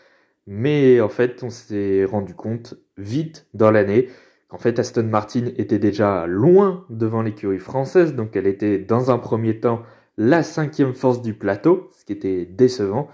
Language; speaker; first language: French; native; French